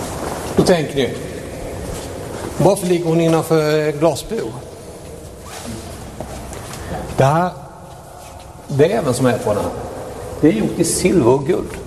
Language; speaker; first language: Swedish; native; Swedish